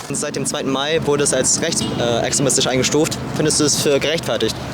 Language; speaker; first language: German; native; German